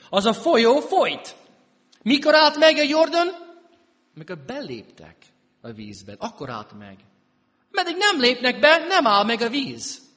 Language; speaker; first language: Hungarian; early bilingual, heritage; Hungarian